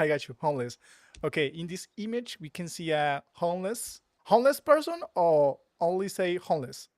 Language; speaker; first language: English; non-native, learner; Spanish